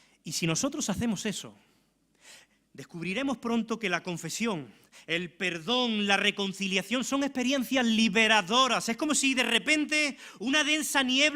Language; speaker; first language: Spanish; native; Spanish